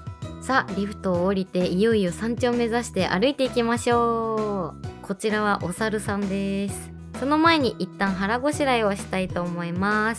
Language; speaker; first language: Japanese; native; Japanese